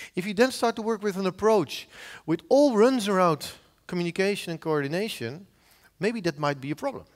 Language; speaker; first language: English; non-native, fluent; Dutch